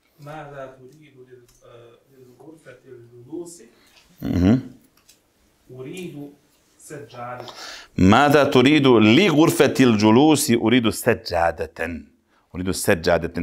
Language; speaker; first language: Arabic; non-native, fluent; Bosnian